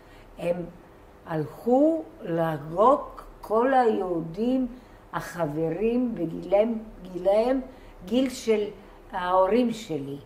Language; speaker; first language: Hebrew; non-native, fluent; Bulgarian